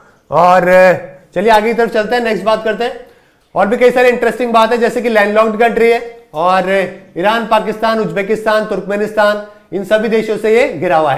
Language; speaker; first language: Hindi; native; Hindi